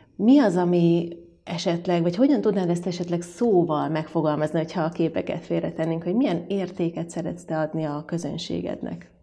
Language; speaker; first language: Hungarian; native; Hungarian